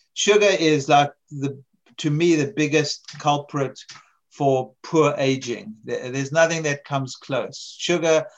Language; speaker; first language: English; native; English